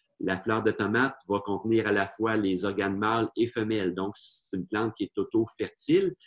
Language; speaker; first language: French; native; French